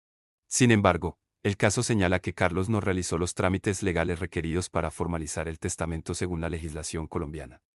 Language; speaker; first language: Spanish; native; Spanish